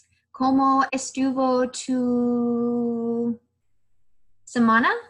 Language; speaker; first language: Spanish; non-native, learner; English